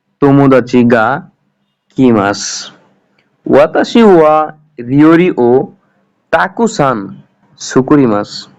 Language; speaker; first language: Japanese; non-native, learner; Bangla